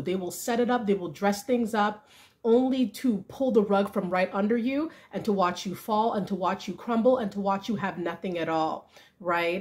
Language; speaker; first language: English; native; English